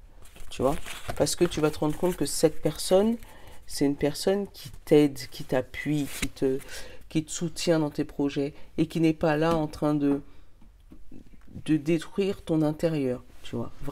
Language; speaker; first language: French; native; French